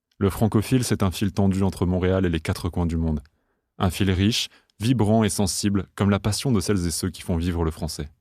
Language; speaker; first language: French; native; French